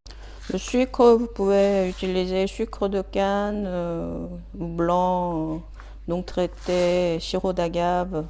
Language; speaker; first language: French; non-native, fluent; Korean